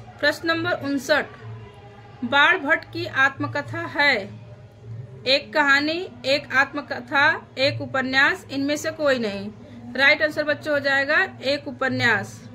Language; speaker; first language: Hindi; native; Hindi